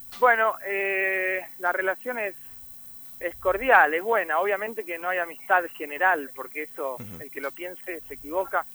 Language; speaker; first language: Spanish; native; Spanish